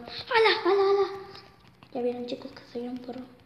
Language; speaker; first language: Spanish; native; Spanish